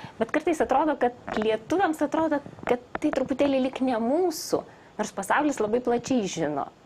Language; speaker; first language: Lithuanian; native; Lithuanian